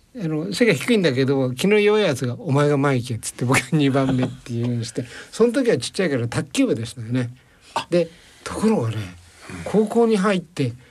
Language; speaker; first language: Japanese; native; Japanese